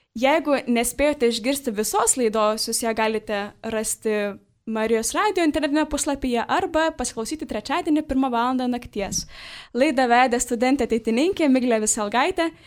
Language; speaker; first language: Lithuanian; native; Lithuanian